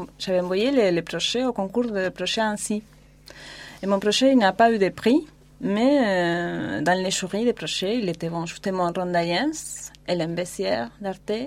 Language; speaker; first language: French; non-native, fluent; Spanish